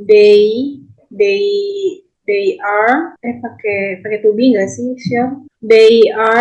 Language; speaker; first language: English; non-native, learner; Indonesian